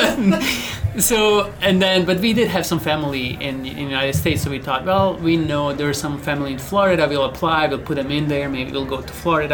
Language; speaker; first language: English; non-native, fluent; Bosnian